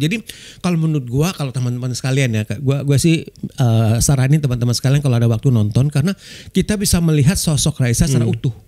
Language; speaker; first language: Indonesian; native; Indonesian